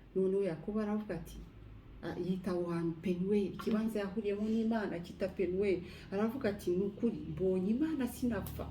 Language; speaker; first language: Kinyarwanda; native; Kinyarwanda